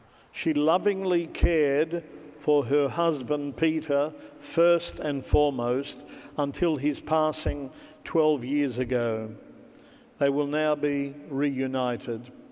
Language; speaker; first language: English; native; English